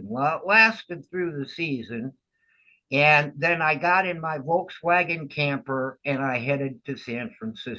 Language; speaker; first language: English; native; English